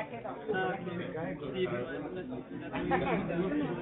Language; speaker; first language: Spanish; non-native, fluent; German